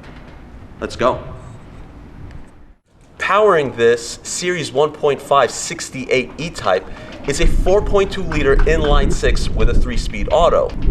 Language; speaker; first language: English; native; English